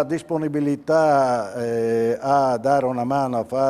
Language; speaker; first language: Italian; native; Italian